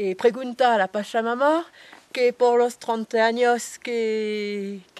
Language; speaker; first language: Spanish; non-native, learner; French